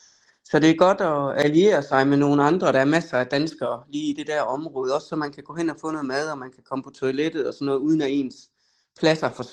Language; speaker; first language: Danish; native; Danish